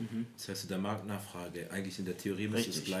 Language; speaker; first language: German; native; German